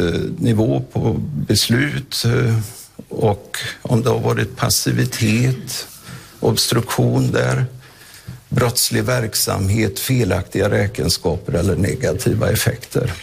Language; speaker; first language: Swedish; native; Swedish